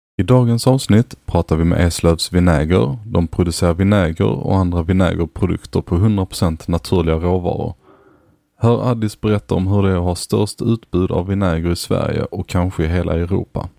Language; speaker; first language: Swedish; native; Swedish